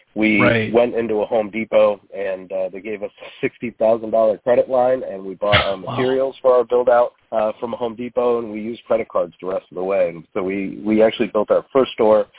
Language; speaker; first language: English; native; English